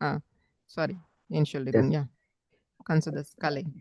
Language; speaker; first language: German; non-native, fluent; Tamil